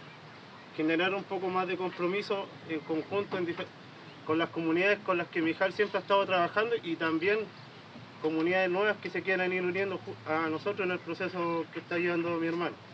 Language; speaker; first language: Spanish; native; Spanish